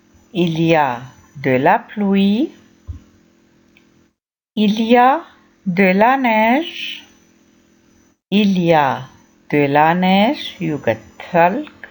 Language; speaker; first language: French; non-native, fluent; Arabic